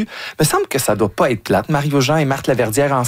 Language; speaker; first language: French; native; French